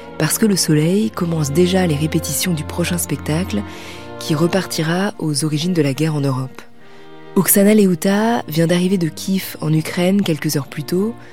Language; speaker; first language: French; native; French